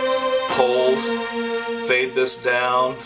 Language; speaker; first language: English; native; English